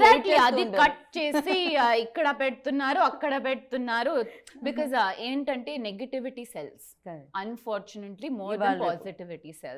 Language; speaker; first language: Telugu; non-native, learner; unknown